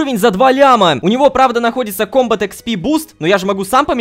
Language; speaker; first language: Russian; native; Russian